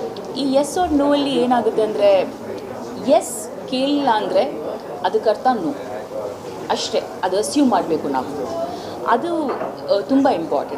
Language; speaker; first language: Kannada; non-native, fluent; Malayalam